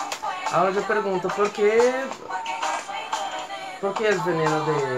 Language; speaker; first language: Spanish; non-native, fluent; Portuguese